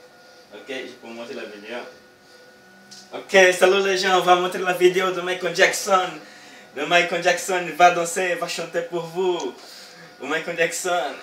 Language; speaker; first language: French; non-native, learner; Portuguese